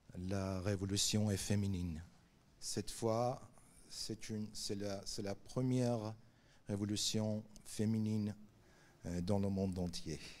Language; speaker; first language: French; non-native, fluent; Persian